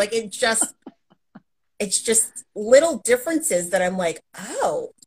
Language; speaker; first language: English; native; English